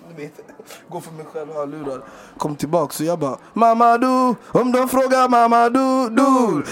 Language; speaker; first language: Swedish; native; Swedish